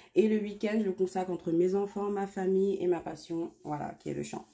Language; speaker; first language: French; native; French